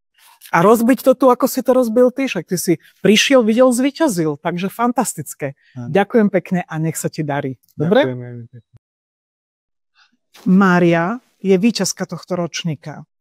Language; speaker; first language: Slovak; native; Slovak